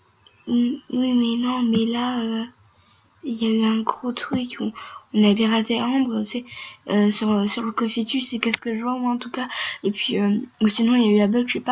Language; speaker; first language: French; native; French